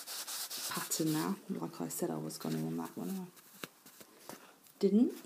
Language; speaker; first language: English; native; English